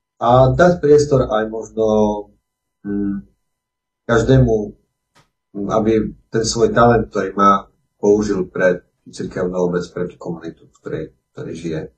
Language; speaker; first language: Slovak; native; Slovak